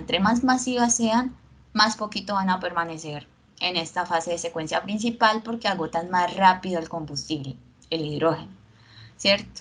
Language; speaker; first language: Spanish; native; Spanish